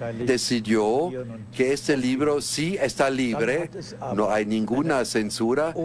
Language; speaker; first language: Spanish; non-native, fluent; German